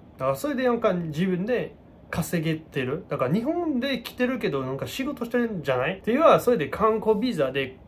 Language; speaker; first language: Japanese; non-native, fluent; French